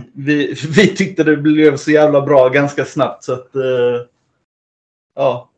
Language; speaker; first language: Swedish; early bilingual, other home language; Spanish